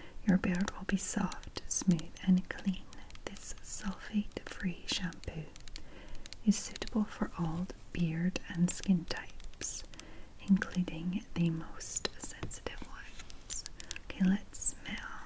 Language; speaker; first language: English; native; English